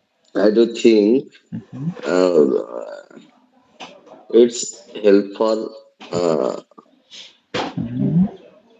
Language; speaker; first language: English; non-native, learner; Bangla